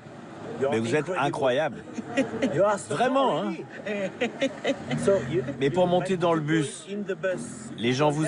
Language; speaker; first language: French; native; French